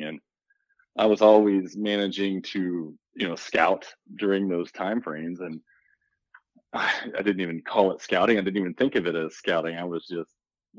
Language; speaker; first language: English; native; English